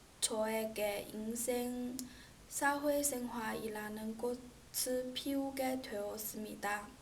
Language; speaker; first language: Korean; non-native, learner; Chinese